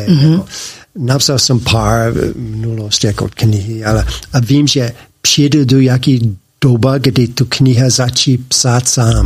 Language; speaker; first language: Czech; non-native, learner; English